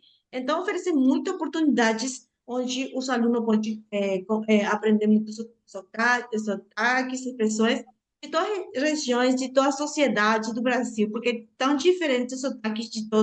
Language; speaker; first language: Portuguese; non-native, learner; Spanish